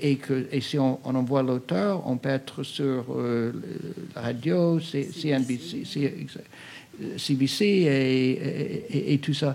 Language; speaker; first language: French; non-native, fluent; English